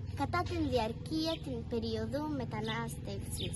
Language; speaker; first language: Greek; early bilingual, other home language; Persian